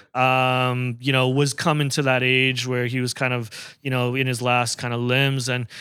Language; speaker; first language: English; native; English